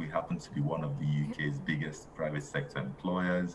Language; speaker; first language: English; non-native, local second language; Igbo